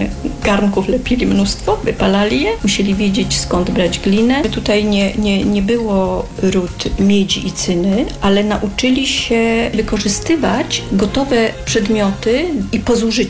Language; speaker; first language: Polish; native; Polish